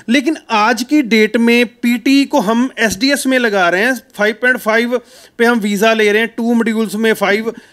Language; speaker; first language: Hindi; non-native, local second language; Punjabi